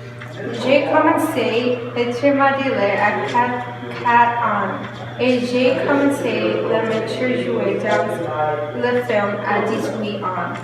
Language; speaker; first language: French; non-native, learner; English